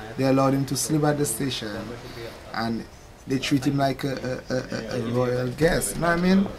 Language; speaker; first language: English; non-native, fluent; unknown